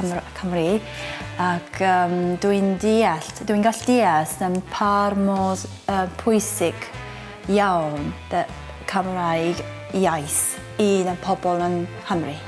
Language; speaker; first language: Welsh; non-native, learner; Japanese